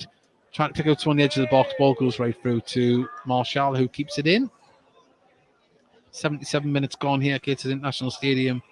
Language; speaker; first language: English; native; English